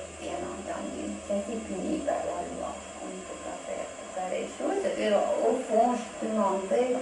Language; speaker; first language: French; non-native, fluent; Romanian